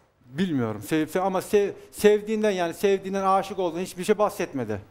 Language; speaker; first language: Turkish; native; Turkish